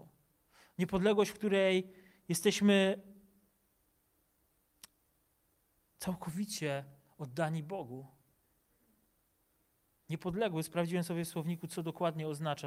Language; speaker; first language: Polish; native; Polish